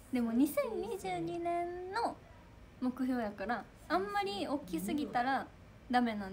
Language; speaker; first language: Japanese; native; Japanese